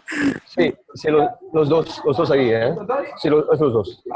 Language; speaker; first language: Spanish; non-native, learner; English